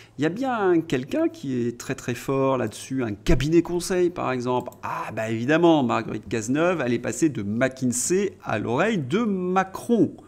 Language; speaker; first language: French; native; French